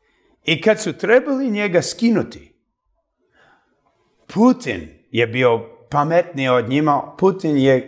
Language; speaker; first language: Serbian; early bilingual, heritage; Serbian